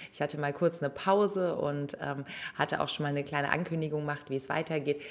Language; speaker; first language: German; native; German